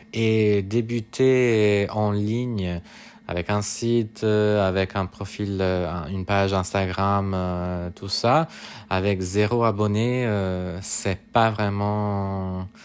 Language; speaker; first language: French; non-native, fluent; Italian